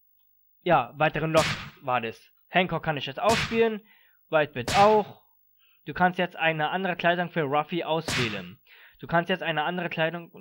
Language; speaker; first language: German; native; German